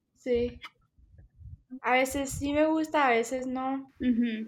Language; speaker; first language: Spanish; early bilingual, heritage; Spanish